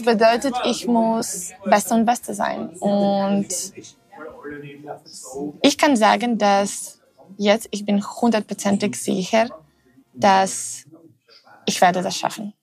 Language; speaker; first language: German; non-native, learner; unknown